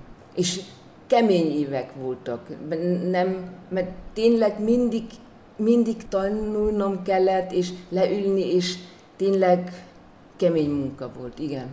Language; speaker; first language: Hungarian; non-native, fluent; German